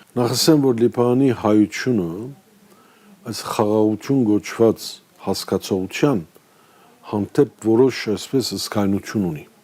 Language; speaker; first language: Armenian; early bilingual, heritage; Armenian